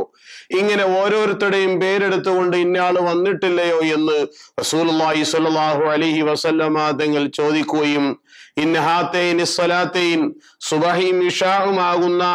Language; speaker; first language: Malayalam; native; Malayalam